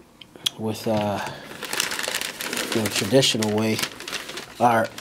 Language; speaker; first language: English; native; English